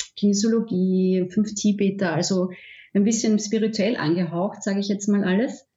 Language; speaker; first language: German; native; German